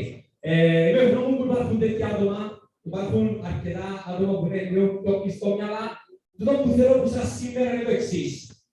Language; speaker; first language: Greek; native; Greek